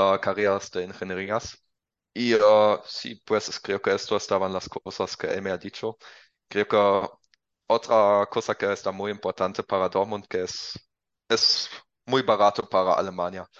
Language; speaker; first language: Spanish; non-native, learner; German